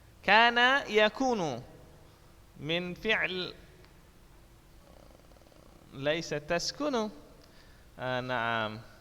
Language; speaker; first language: Arabic; non-native, fluent; Indonesian